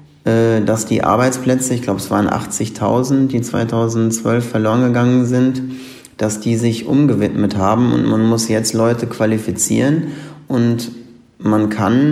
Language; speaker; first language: German; native; German